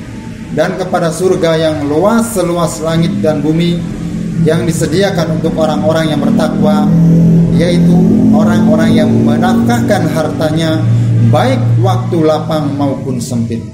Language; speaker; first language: Indonesian; native; Indonesian